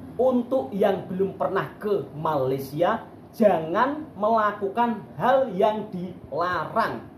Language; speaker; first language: Indonesian; native; Indonesian